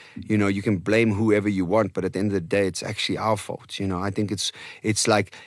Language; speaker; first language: English; non-native, local second language; Portuguese